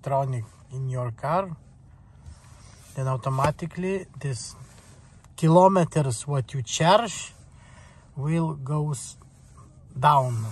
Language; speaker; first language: English; non-native, learner; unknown